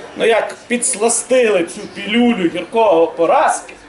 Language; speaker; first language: Ukrainian; native; Ukrainian